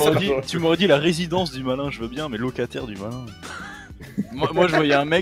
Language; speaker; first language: French; native; French